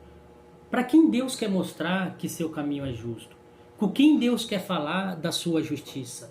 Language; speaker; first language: Portuguese; native; Portuguese